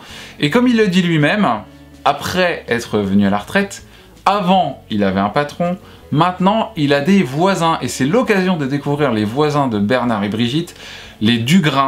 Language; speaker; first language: French; native; French